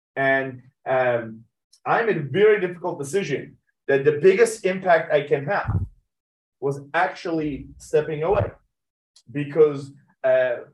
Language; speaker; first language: English; early bilingual, other home language; Persian